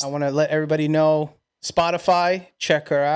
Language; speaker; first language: English; native; English